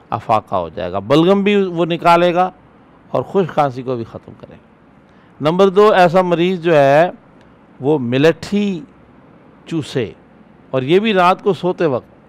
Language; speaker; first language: Urdu; native; Urdu